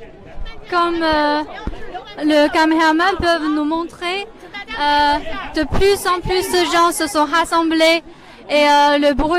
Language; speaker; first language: French; non-native, fluent; Chinese